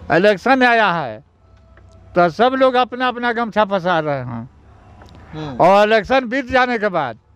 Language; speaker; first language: Hindi; native; Hindi